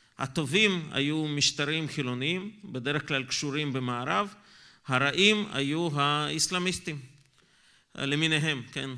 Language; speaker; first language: Hebrew; non-native, fluent; Russian